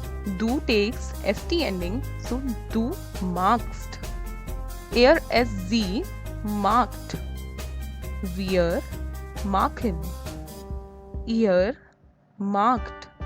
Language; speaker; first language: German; non-native, learner; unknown